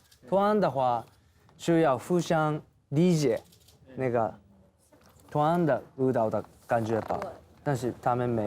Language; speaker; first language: Chinese; non-native, learner; Japanese